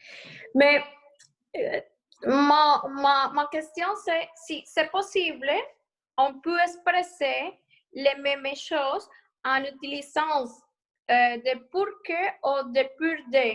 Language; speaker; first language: French; non-native, learner; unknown